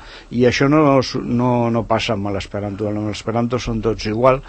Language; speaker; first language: Catalan; non-native, local second language; Spanish